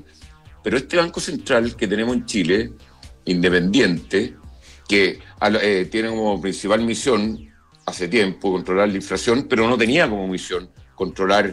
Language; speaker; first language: Spanish; native; Spanish